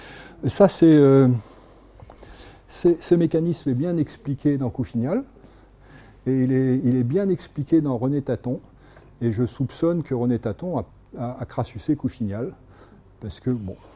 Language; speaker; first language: French; native; French